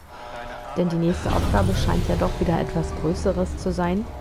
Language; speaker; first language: German; native; German